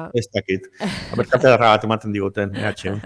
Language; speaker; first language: Basque; native; Basque